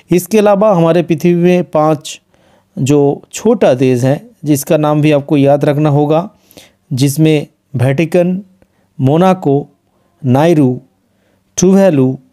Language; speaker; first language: Hindi; non-native, local second language; Bangla